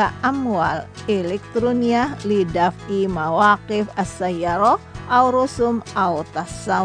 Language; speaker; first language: Arabic; non-native, learner; Indonesian